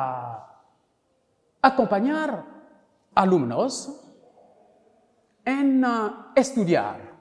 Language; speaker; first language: Spanish; non-native, local second language; French